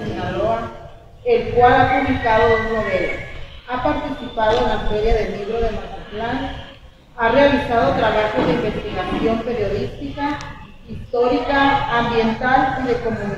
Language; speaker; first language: Spanish; native; Spanish